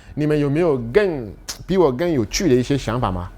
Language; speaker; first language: Chinese; non-native, fluent; French